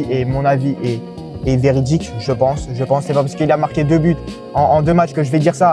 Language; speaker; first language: French; native; French